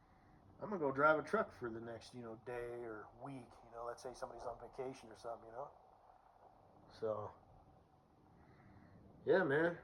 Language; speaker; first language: English; native; English